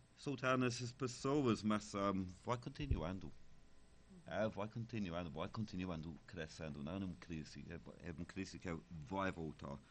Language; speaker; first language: Portuguese; non-native, fluent; English